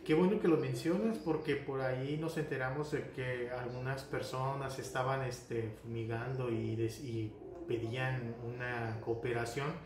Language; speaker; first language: Spanish; native; Spanish